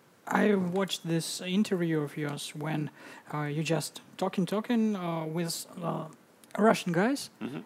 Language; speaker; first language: English; non-native, fluent; Russian